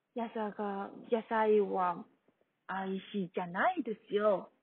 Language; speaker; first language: Japanese; non-native, learner; Chinese